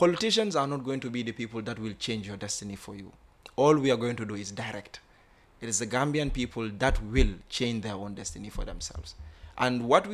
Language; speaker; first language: English; non-native, local second language; Wolof